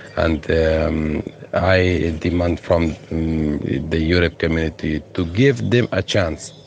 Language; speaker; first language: English; non-native, fluent; Persian